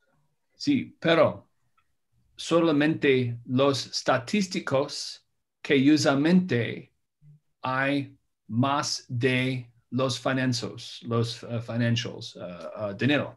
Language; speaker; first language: Spanish; non-native, learner; English